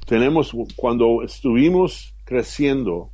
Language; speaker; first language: Spanish; non-native, fluent; English